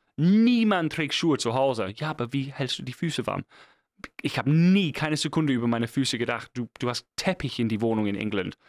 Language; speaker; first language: German; non-native, fluent; English